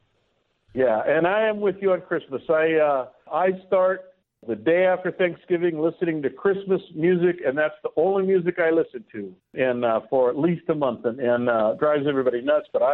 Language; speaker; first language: English; native; English